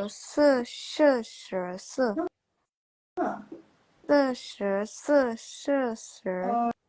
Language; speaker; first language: Chinese; non-native, learner; Indonesian